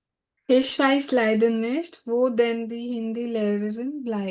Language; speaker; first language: German; non-native, learner; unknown